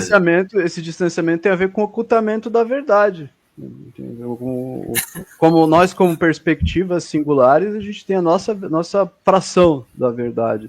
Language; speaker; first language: Portuguese; native; Portuguese